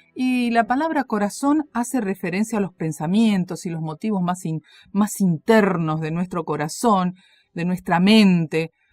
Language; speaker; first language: Spanish; native; Spanish